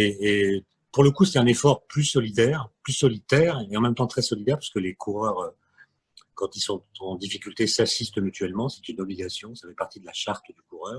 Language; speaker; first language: French; native; French